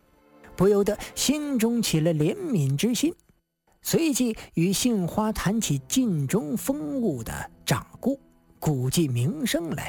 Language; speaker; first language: Chinese; native; Chinese